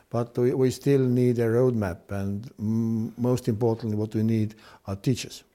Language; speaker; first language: English; non-native, fluent; Estonian